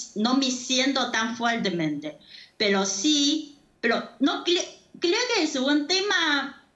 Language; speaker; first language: Spanish; non-native, fluent; Chinese